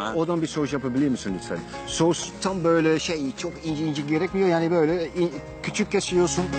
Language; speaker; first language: Turkish; non-native, learner; Dutch